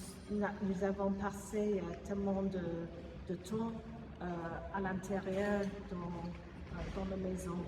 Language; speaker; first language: French; non-native, fluent; English